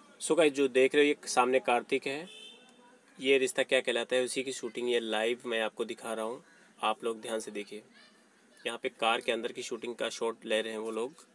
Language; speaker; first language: Hindi; native; Hindi